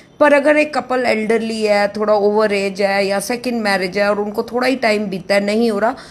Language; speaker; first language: Hindi; non-native, local second language; Punjabi